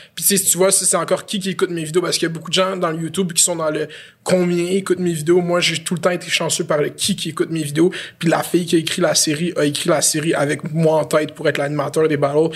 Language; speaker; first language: French; native; French